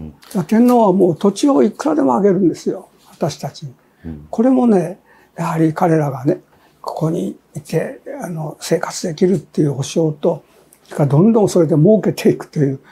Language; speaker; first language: Japanese; native; Japanese